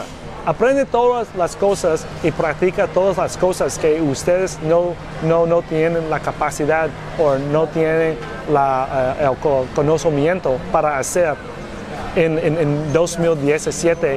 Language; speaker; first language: Spanish; non-native, learner; English